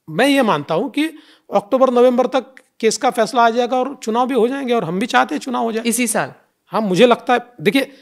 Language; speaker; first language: Hindi; non-native, local second language; Marathi